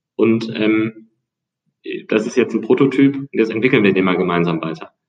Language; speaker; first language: German; native; German